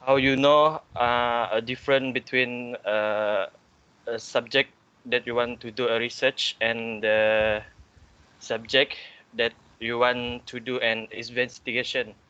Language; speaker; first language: English; non-native, learner; Malay